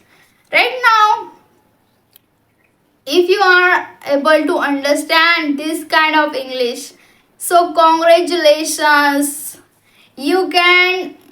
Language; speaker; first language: English; non-native, local second language; Hindi